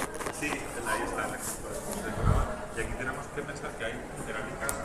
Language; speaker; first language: Spanish; native; Spanish